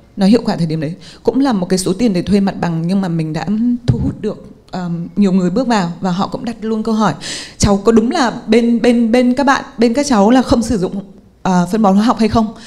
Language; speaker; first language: Vietnamese; native; Vietnamese